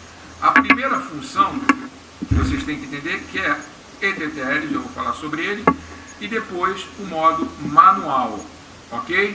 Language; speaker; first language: Portuguese; native; Portuguese